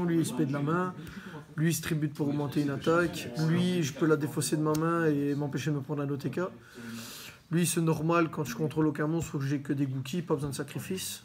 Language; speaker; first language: French; native; French